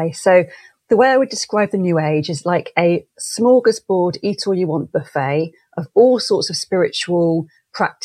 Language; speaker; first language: English; native; English